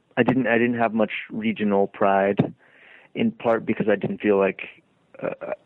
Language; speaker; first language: English; native; English